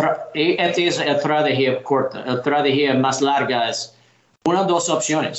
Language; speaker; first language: Spanish; non-native, learner; English